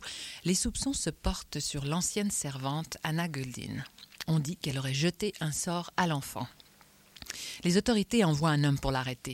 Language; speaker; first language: French; native; French